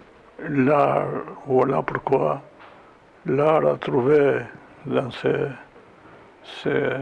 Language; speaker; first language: French; non-native, fluent; Albanian